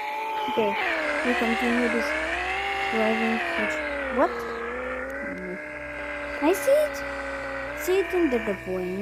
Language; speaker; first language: English; non-native, learner; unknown